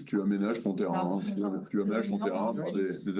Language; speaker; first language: French; native; French